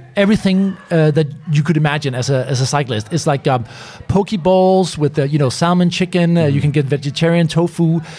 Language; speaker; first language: English; non-native, fluent; Danish